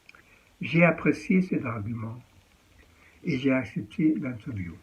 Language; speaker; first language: French; early bilingual, heritage; French